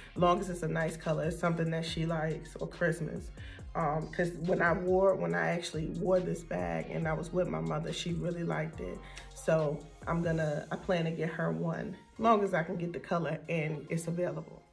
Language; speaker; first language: English; native; English